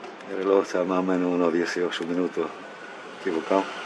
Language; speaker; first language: Spanish; early bilingual, heritage; Spanish